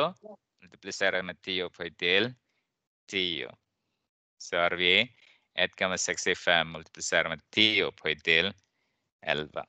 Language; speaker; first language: Swedish; non-native, fluent; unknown